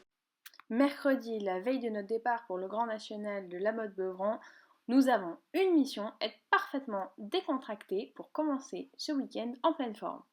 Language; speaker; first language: French; native; French